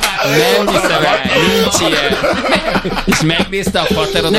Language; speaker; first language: Hungarian; native; Hungarian